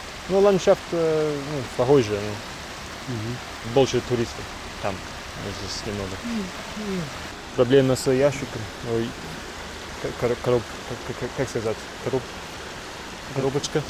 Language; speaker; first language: Russian; non-native, learner; English